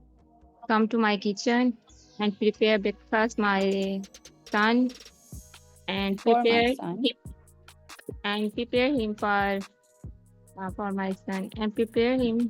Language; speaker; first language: English; non-native, learner; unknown